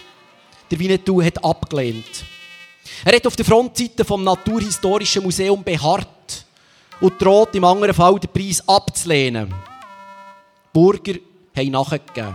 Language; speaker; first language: German; native; German